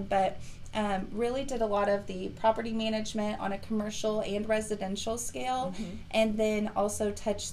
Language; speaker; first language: English; native; English